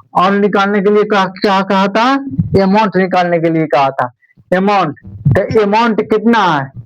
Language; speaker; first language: Hindi; native; Hindi